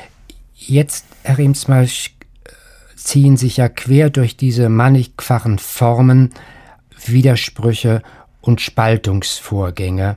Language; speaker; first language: German; native; German